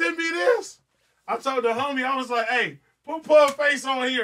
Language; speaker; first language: English; native; English